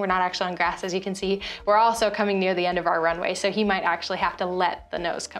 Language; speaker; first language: English; native; English